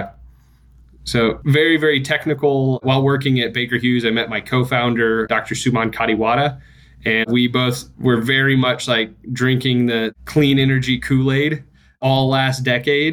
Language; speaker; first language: English; native; English